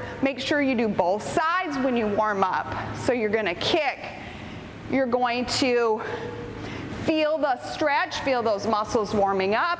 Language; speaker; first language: English; native; English